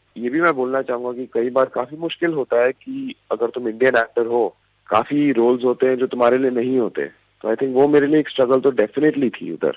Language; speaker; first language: Hindi; native; Hindi